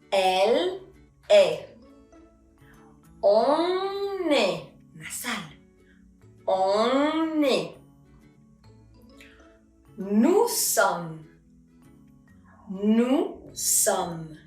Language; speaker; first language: French; non-native, fluent; Spanish